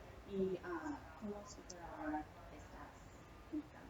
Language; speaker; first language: Spanish; non-native, learner; English